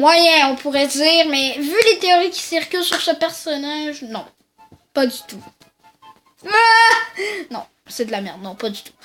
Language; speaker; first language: French; native; French